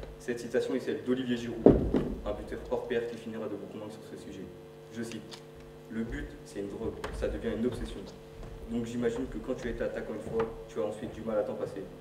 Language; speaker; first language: French; native; French